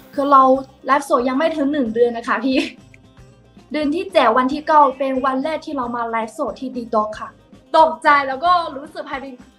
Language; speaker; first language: Thai; non-native, fluent; Chinese